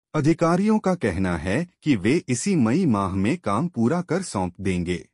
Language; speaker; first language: Hindi; non-native, local second language; Telugu